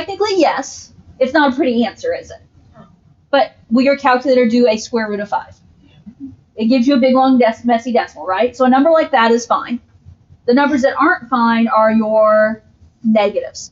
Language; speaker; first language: English; native; English